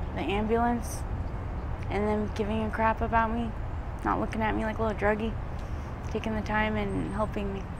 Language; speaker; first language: English; native; English